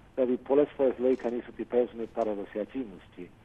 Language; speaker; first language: Greek; non-native, fluent; English